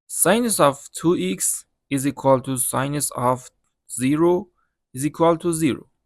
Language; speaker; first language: English; non-native, learner; Persian